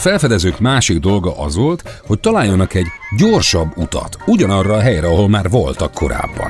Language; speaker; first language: Hungarian; native; Hungarian